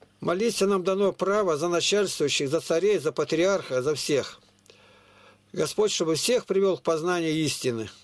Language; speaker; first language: Russian; native; Russian